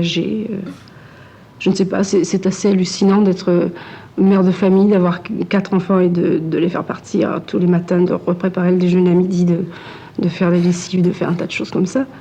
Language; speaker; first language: French; native; French